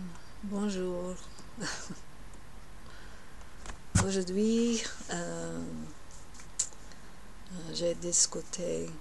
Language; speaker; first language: French; non-native, learner; English